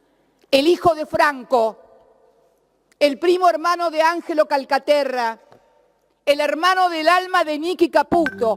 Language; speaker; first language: Spanish; native; Spanish